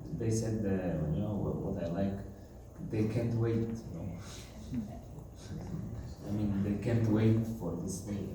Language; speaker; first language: English; non-native, learner; Russian